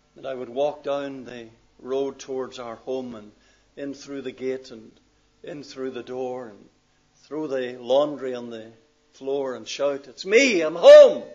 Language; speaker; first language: English; native; English